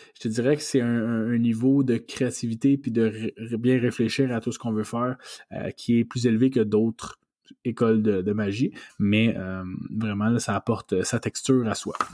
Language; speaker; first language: French; native; French